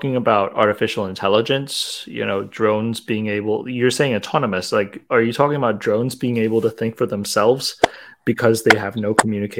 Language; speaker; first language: English; non-native, local second language; Cantonese